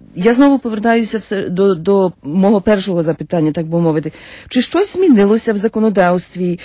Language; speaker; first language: Ukrainian; native; Ukrainian